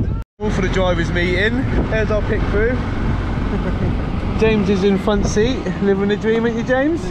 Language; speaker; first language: English; native; English